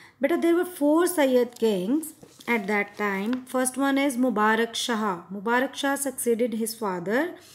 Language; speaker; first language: English; non-native, local second language; Hindi